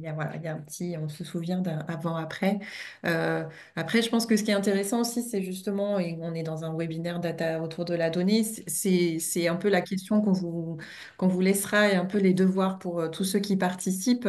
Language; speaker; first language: French; native; French